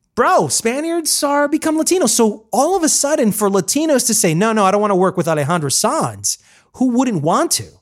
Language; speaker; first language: English; early bilingual, other home language; Spanish